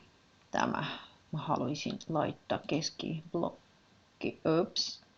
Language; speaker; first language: Finnish; non-native, learner; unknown